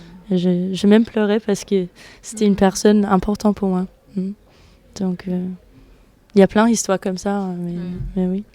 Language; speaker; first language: French; non-native, fluent; Danish